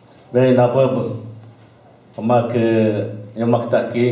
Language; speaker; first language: Portuguese; non-native, local second language; Yanomámi